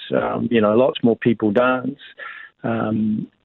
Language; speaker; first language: English; native; English